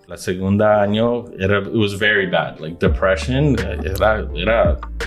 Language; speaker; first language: English; early bilingual, other home language; Spanish